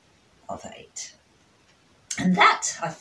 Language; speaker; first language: English; native; English